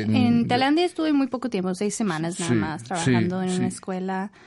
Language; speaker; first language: Spanish; non-native, fluent; English